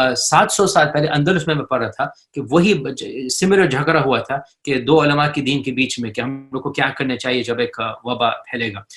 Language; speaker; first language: Urdu; early bilingual, heritage; Urdu